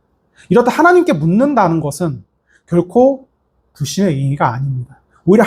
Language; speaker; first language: Korean; native; Korean